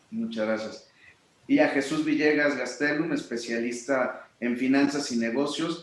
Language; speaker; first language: Spanish; native; Spanish